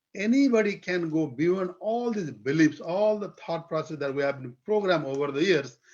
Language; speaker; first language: English; non-native, local second language; Nepali